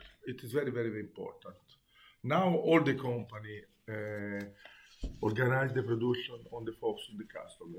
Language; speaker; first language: English; non-native, learner; Italian